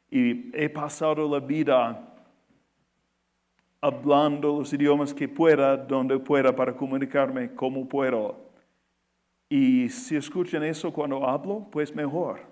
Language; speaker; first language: Spanish; non-native, fluent; English